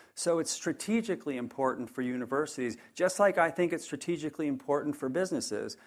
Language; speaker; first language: English; native; English